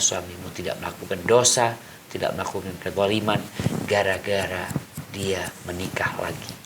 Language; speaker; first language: Malay; native; Malay